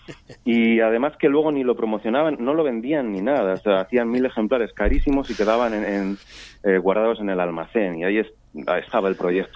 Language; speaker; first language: Spanish; native; Spanish